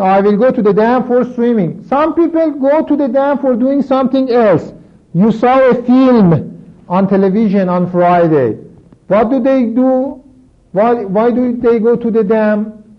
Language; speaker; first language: English; non-native, fluent; Persian